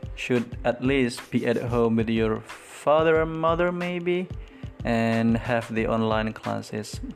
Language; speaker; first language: English; non-native, fluent; Indonesian